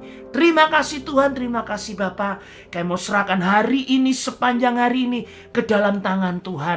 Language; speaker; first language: Indonesian; native; Indonesian